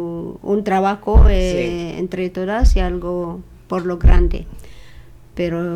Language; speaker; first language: Spanish; non-native, learner; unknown